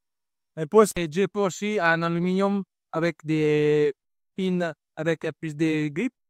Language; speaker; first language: French; non-native, learner; Italian